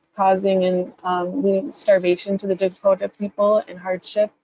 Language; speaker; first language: English; native; English